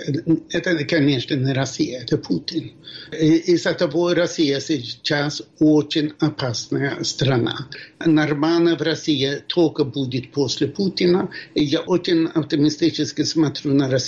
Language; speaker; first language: Russian; non-native, fluent; Swedish